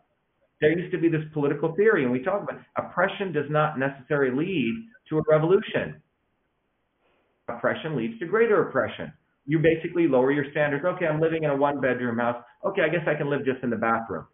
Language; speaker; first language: English; early bilingual, other home language; Tamil